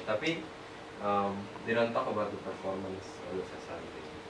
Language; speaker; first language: English; non-native, fluent; Indonesian